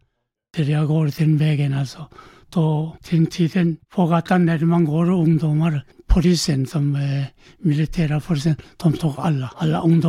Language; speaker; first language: Swedish; non-native, learner; Korean